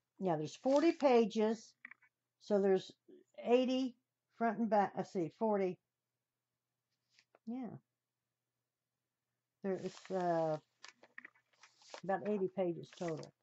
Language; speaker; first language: English; native; English